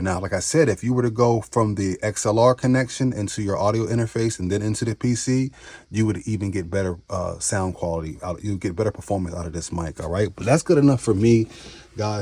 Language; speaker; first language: English; native; English